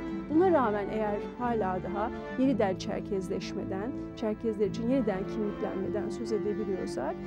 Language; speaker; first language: Turkish; native; Turkish